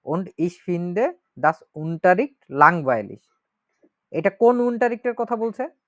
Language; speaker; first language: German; non-native, learner; Bangla